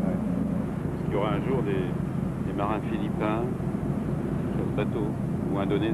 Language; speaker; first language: French; native; French